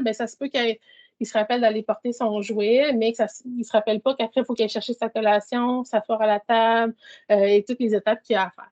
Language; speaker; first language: French; native; French